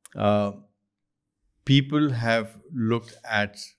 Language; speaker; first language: English; non-native, local second language; Urdu